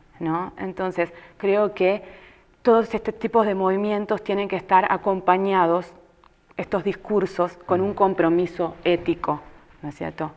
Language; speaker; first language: Spanish; native; Spanish